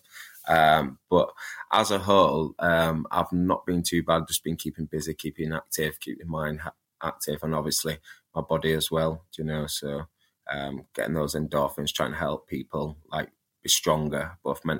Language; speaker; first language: English; native; English